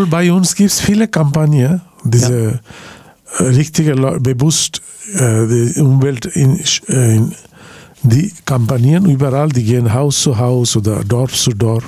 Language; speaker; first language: German; non-native, learner; Bangla